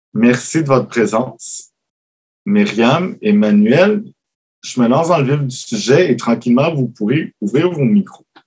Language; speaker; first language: French; native; French